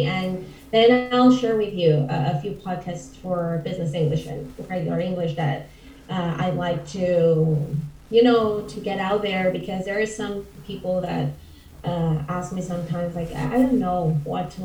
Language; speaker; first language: English; non-native, fluent; Spanish